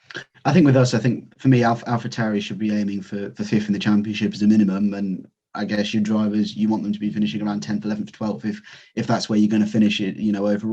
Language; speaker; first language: English; native; English